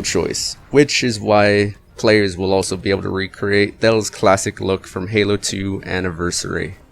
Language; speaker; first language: English; native; English